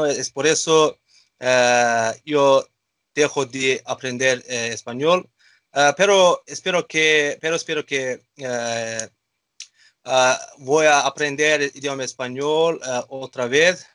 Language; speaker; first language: Spanish; non-native, learner; Azerbaijani